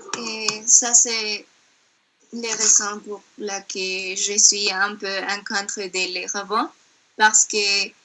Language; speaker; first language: French; non-native, learner; Spanish